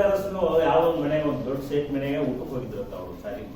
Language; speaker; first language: Kannada; native; Kannada